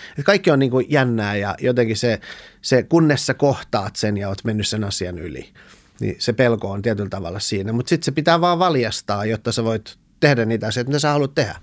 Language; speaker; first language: Finnish; early bilingual, other home language; Persian